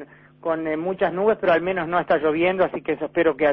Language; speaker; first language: Spanish; native; Spanish